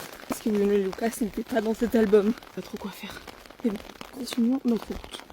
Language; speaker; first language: French; native; French